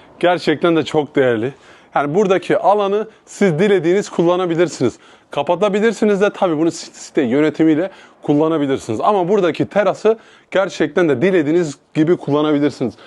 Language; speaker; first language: Turkish; native; Turkish